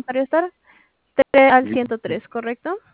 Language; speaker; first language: Spanish; native; Spanish